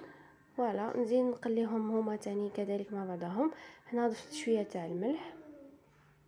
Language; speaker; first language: Arabic; native; Arabic